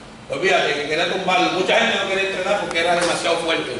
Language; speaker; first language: Spanish; native; Spanish